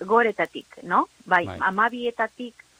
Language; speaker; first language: Basque; non-native, learner; Spanish